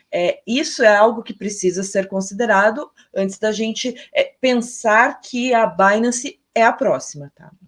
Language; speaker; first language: Portuguese; native; Portuguese